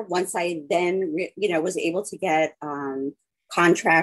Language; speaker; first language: English; native; English